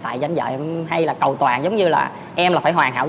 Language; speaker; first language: Vietnamese; native; Vietnamese